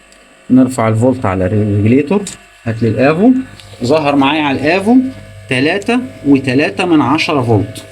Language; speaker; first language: Arabic; native; Arabic